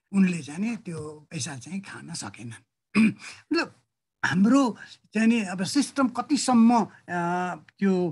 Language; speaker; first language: Nepali; native; Nepali